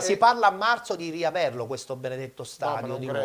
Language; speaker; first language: Italian; native; Italian